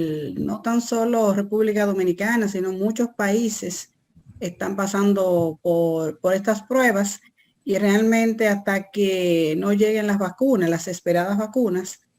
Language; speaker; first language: Spanish; native; Spanish